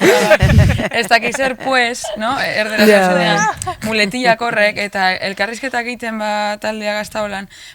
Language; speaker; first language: Basque; native; Basque